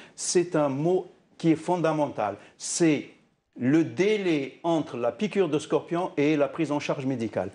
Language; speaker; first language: French; non-native, local second language; Arabic